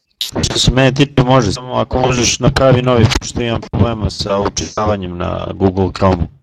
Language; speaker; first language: Serbian; native; Serbian